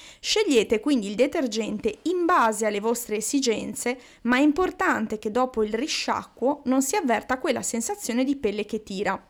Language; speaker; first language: Italian; native; Italian